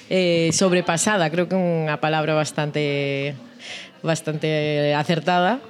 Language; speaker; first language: Galician; non-native, fluent; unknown